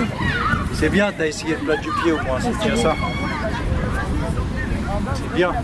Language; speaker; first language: French; native; French